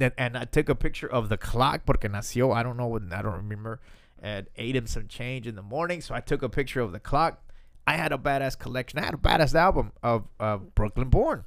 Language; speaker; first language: English; early bilingual, other home language; Spanish